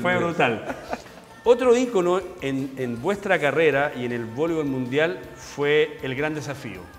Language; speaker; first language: Spanish; native; Spanish